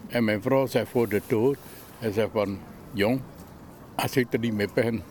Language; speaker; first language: Dutch; non-native, fluent; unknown